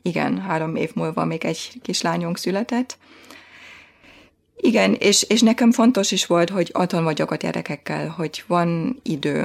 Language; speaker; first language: Hungarian; non-native, fluent; German